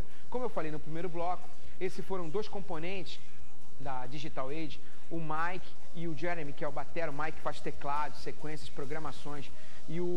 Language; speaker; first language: Portuguese; native; Portuguese